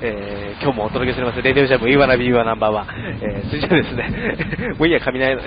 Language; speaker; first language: Japanese; native; Japanese